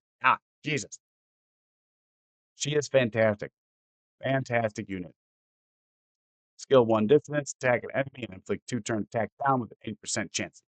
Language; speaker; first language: English; native; English